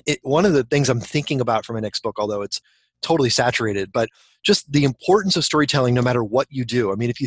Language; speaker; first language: English; native; English